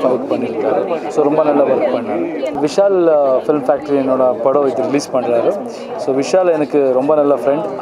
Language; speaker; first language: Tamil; non-native, learner; Kannada